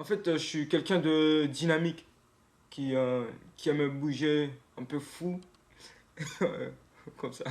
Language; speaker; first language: French; non-native, local second language; Comorian